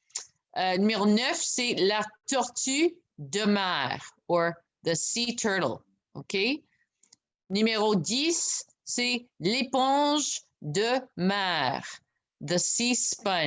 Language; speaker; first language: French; non-native, local second language; English